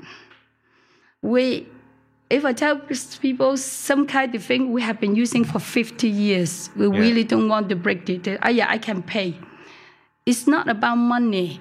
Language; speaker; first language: English; non-native, local second language; Cantonese